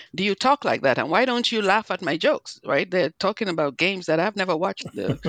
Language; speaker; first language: English; non-native, local second language; Igbo